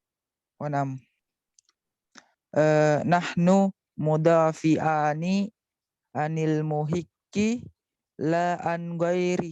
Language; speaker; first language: Arabic; non-native, learner; Indonesian